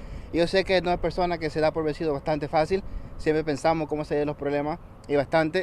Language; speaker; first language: Spanish; early bilingual, other home language; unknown